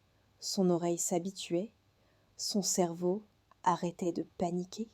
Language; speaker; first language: French; non-native, fluent; Hindi